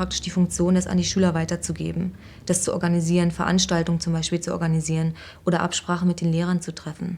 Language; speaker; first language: German; native; German